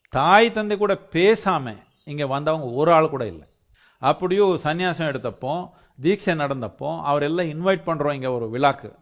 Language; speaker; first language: Tamil; non-native, local second language; Telugu